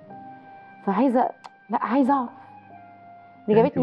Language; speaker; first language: Arabic; native; Arabic